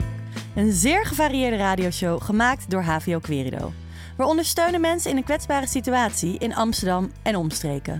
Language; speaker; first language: Dutch; native; Dutch